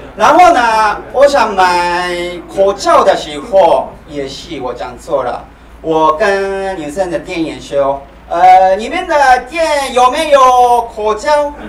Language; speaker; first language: Chinese; non-native, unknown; Japanese